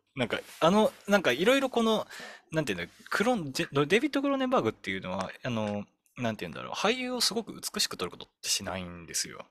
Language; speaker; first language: Japanese; native; Japanese